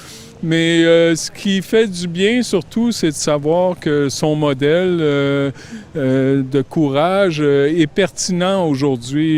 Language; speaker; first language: French; native; French